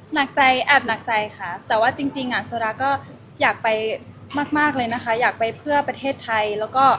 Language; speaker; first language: Thai; early bilingual, heritage; Thai